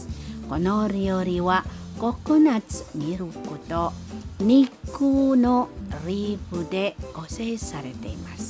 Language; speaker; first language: Japanese; non-native, fluent; Indonesian